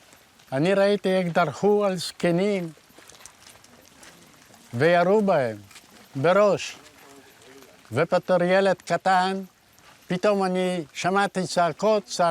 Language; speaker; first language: Hebrew; non-native, fluent; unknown